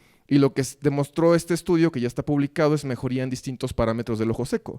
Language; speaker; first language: Spanish; native; Spanish